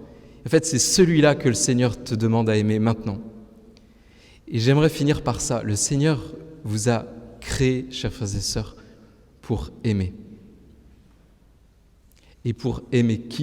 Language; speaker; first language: French; native; French